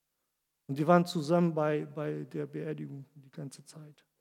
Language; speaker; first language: German; non-native, fluent; Portuguese